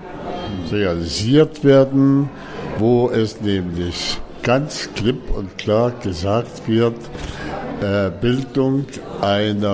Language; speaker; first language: German; non-native, fluent; Arabic